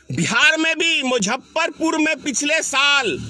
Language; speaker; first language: Hindi; native; Hindi